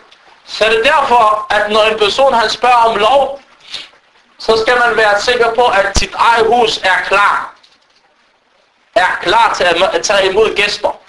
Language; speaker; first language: Danish; non-native, fluent; Arabic